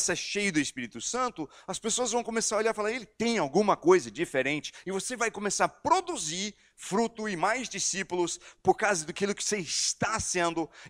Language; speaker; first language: Portuguese; non-native, fluent; English